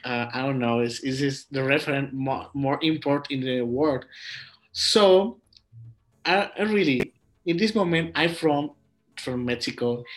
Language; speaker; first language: English; non-native, learner; Spanish